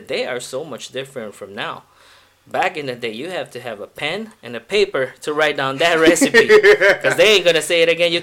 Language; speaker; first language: English; non-native, local second language; Filipino